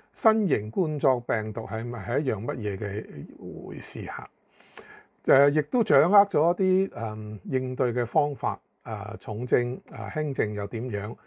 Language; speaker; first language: Chinese; non-native, local second language; Cantonese